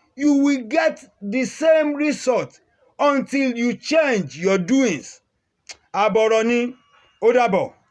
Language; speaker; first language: English; non-native, local second language; Yoruba